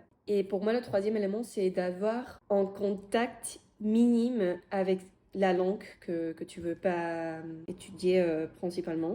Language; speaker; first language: French; non-native, fluent; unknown